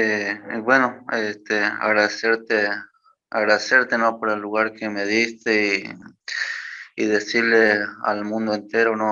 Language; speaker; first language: Spanish; native; Spanish